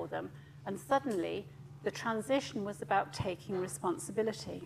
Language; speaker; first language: English; native; English